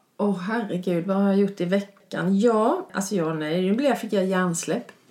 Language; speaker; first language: Swedish; native; Swedish